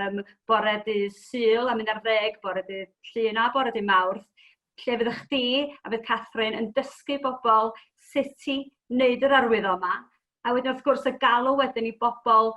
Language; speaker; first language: Welsh; native; Welsh